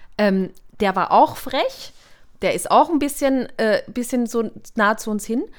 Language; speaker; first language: German; native; German